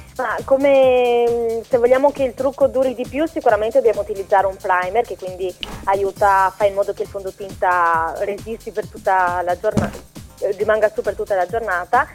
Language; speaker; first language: Italian; early bilingual, other home language; Albanian